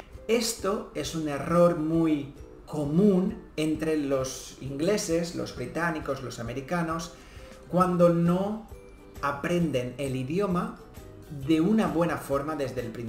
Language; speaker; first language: Spanish; native; Spanish